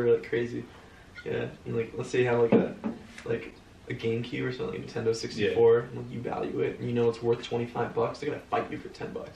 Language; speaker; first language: English; native; English